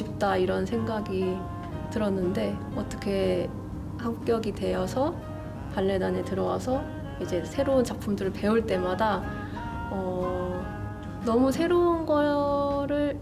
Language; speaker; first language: Korean; native; Korean